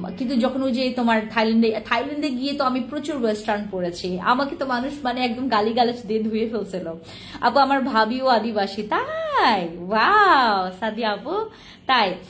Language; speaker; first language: Bangla; non-native, local second language; Khasi